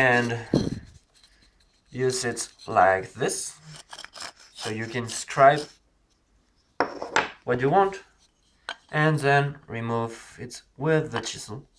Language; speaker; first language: English; non-native, learner; Spanish